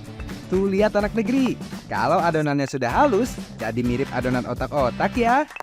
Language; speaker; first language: Indonesian; native; Indonesian